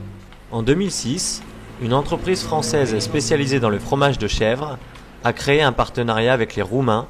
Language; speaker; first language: French; native; French